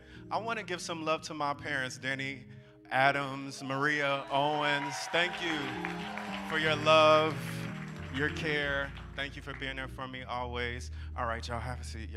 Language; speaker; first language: English; native; English